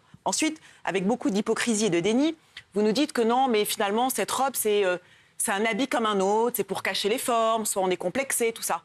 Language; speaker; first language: French; native; French